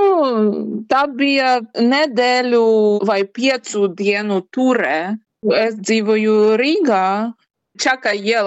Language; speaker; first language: Latvian; non-native, learner; Ukrainian